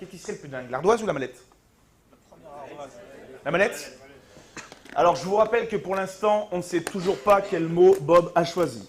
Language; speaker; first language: French; native; French